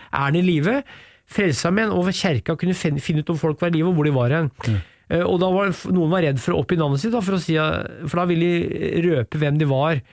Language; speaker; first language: Norwegian; native; Norwegian